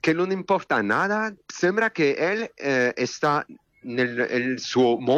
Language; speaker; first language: Spanish; non-native, learner; French